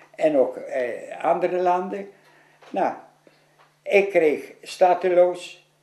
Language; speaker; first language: Dutch; non-native, fluent; Polish